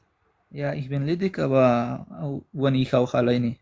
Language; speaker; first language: German; non-native, learner; Pashto